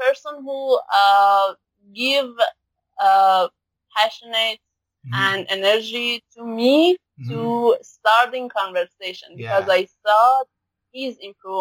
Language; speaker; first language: English; non-native, learner; Persian